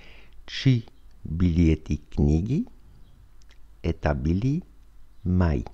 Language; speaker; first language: Russian; non-native, learner; French